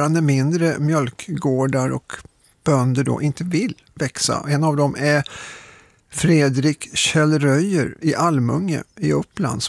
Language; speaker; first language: Swedish; native; Swedish